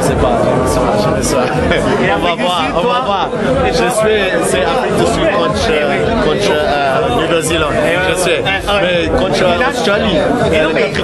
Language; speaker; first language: French; non-native, learner; Afrikaans